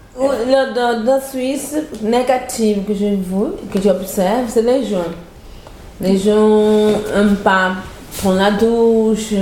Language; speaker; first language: French; non-native, learner; Portuguese